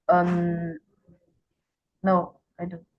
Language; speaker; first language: English; non-native, learner; Vietnamese